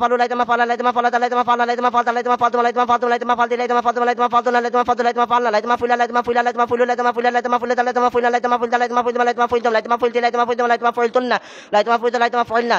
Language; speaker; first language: Arabic; non-native, learner; Bangla